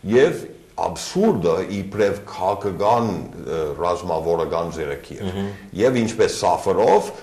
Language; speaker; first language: Armenian; early bilingual, other home language; English